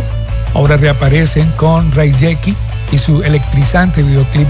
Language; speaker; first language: Spanish; native; Spanish